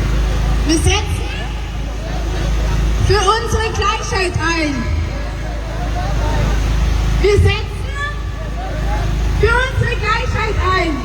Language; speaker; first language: German; non-native, learner; Oromo